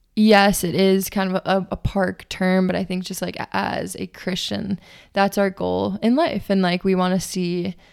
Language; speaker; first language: English; native; English